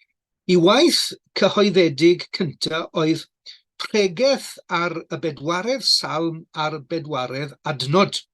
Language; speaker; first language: Welsh; native; Welsh